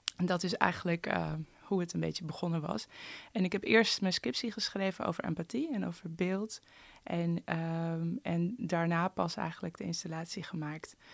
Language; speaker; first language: Dutch; early bilingual, other home language; Persian